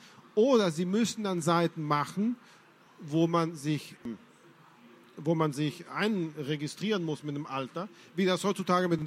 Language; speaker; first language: German; non-native, fluent; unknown